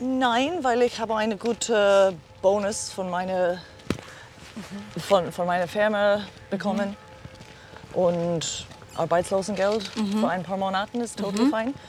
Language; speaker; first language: German; non-native, learner; English